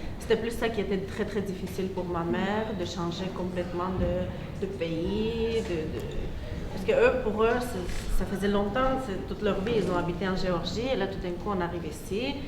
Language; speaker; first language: French; non-native, fluent; Georgian